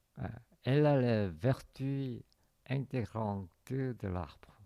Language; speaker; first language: French; non-native, fluent; Korean